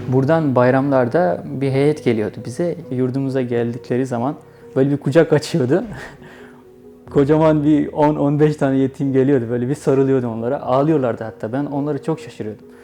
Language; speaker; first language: Turkish; non-native, fluent; Urdu